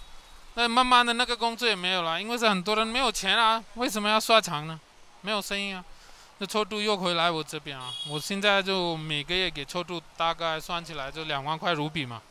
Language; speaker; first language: Chinese; non-native, learner; Hindi